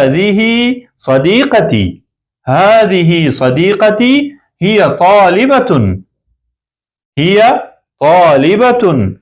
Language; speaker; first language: Arabic; non-native, fluent; Persian